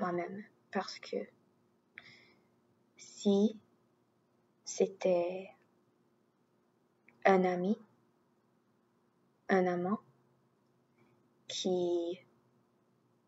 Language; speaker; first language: French; non-native, learner; English